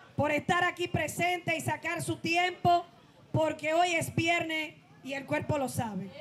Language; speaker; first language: Spanish; native; Spanish